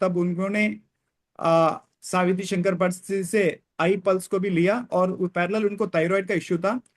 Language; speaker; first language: Hindi; non-native, local second language; Kannada